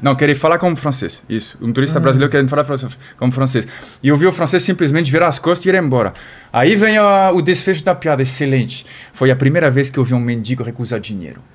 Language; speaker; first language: Portuguese; non-native, fluent; French